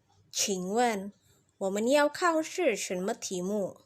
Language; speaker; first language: Chinese; non-native, fluent; Indonesian